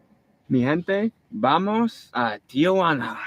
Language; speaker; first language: Spanish; non-native, learner; English